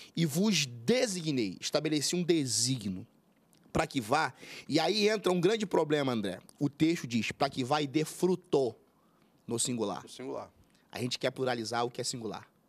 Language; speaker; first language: Portuguese; native; Portuguese